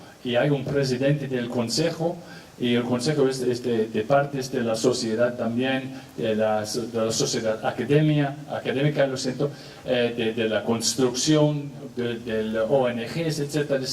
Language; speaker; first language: Spanish; non-native, fluent; English